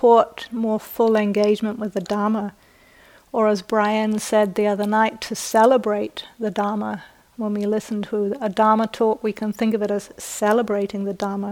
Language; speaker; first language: English; native; English